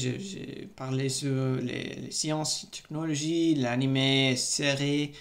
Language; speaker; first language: French; non-native, learner; English